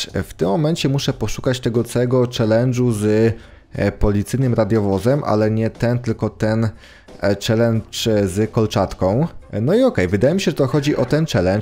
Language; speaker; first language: Polish; native; Polish